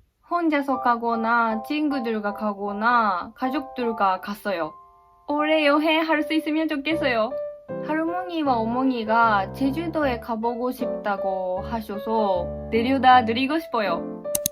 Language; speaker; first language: Korean; non-native, learner; Japanese